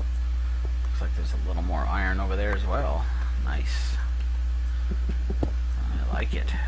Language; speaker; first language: English; native; English